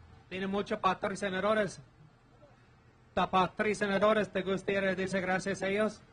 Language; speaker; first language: Spanish; non-native, learner; English